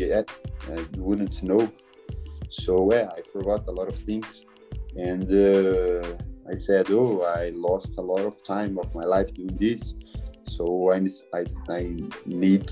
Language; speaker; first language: English; non-native, learner; Portuguese